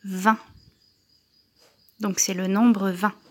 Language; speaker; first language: French; native; French